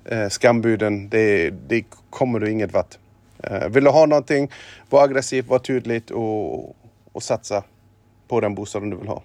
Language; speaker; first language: Swedish; non-native, fluent; German